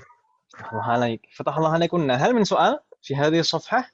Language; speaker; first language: Arabic; non-native, fluent; Indonesian